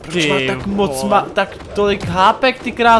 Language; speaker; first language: Czech; native; Czech